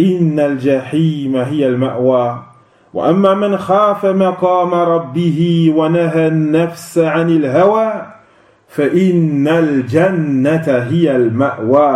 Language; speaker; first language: Arabic; non-native, fluent; French